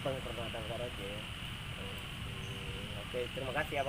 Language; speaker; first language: Indonesian; non-native, learner; Somali